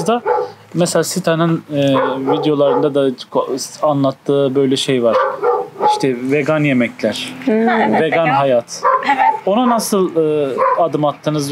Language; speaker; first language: Turkish; native; Turkish